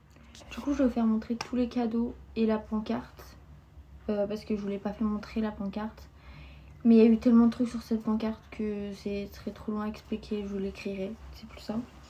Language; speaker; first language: French; native; French